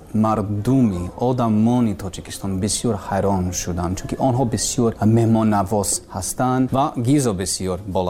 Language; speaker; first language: Persian; non-native, learner; English